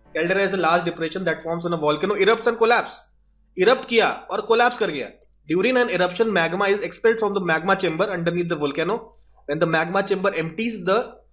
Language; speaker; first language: Hindi; native; Hindi